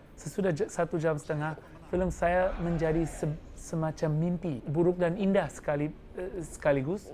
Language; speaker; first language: Indonesian; non-native, fluent; English